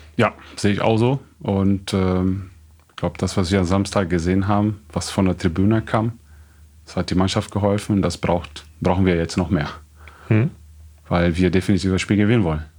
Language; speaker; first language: German; non-native, fluent; Portuguese